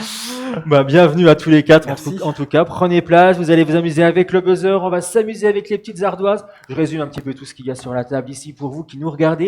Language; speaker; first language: French; native; French